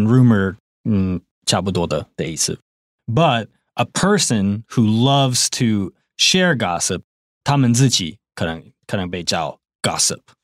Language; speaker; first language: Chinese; non-native, fluent; English